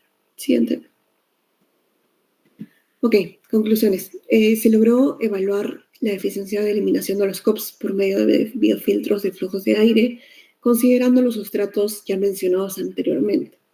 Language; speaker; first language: Spanish; native; Spanish